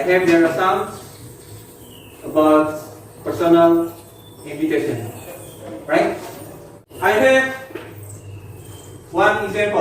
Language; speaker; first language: English; non-native, learner; Indonesian